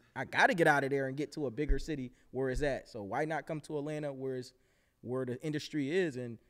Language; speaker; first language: English; native; English